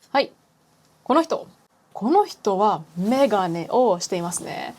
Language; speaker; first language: Japanese; non-native, fluent; English